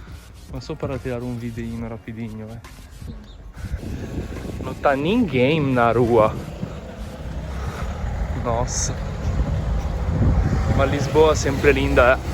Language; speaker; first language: Portuguese; non-native, learner; Italian